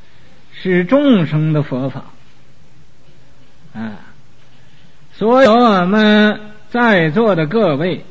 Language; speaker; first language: Chinese; native; Chinese